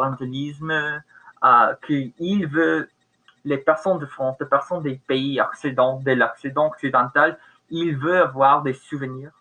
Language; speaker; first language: French; non-native, learner; English